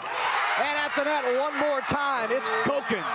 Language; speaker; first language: English; native; English